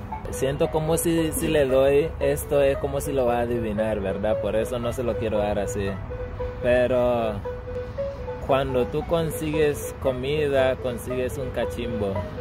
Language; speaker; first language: Spanish; native; Spanish